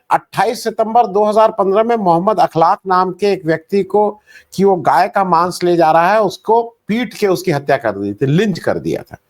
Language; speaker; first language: Hindi; native; Hindi